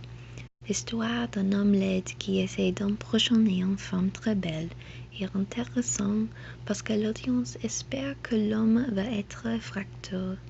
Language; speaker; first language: French; non-native, learner; English